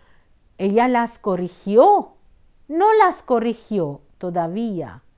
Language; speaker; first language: Spanish; non-native, fluent; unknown